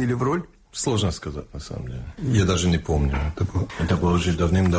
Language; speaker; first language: Russian; non-native, fluent; English